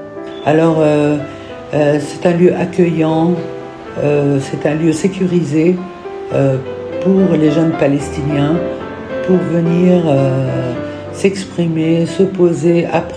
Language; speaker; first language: French; non-native, fluent; Arabic